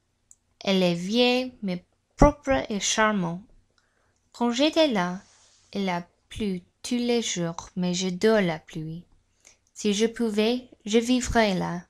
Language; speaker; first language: French; non-native, learner; English